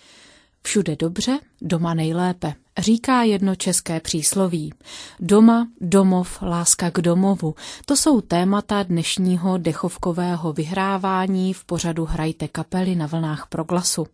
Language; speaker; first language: Czech; native; Czech